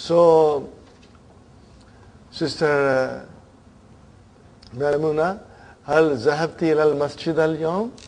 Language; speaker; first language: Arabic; non-native, fluent; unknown